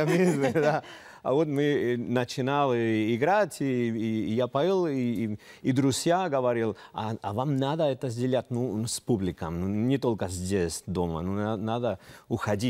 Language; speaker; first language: Russian; non-native, learner; Spanish